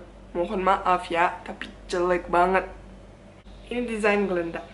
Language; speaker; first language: Indonesian; non-native, fluent; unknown